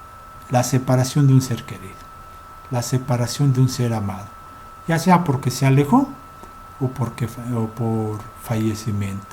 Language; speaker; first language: Spanish; native; Spanish